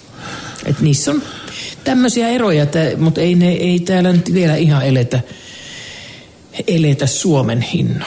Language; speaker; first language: Finnish; native; Finnish